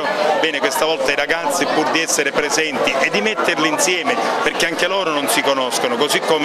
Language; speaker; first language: Italian; native; Italian